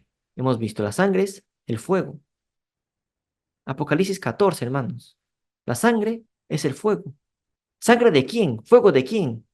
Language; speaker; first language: Spanish; native; Spanish